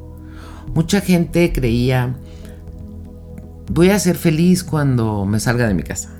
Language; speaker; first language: Spanish; native; Spanish